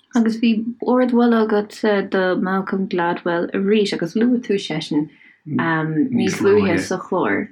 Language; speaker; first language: Irish; native; Irish